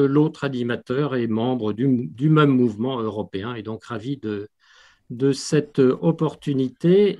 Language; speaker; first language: French; native; French